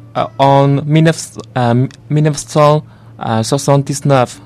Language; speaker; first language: French; non-native, learner; Chinese